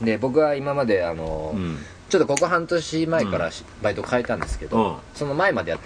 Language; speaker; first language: Japanese; native; Japanese